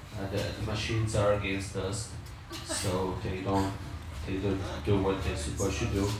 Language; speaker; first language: English; non-native, fluent; Portuguese